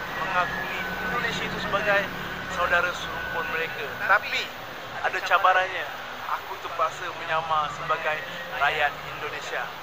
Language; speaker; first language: Malay; native; Malay